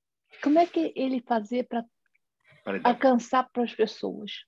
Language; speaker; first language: Portuguese; non-native, learner; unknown